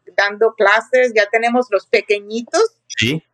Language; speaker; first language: Spanish; native; Spanish